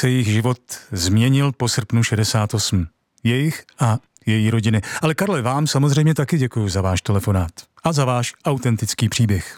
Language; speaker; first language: Czech; native; Czech